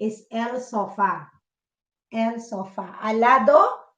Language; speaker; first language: Spanish; non-native, fluent; Filipino